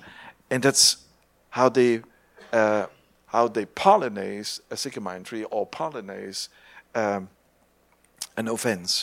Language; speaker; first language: English; non-native, fluent; German